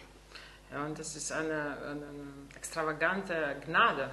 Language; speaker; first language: German; non-native, fluent; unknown